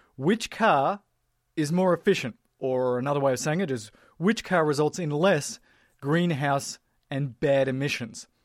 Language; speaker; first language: English; native; English